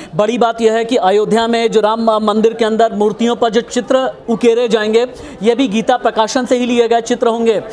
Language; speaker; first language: Hindi; native; Hindi